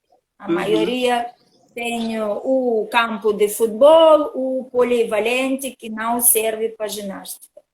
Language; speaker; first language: Portuguese; non-native, learner; Russian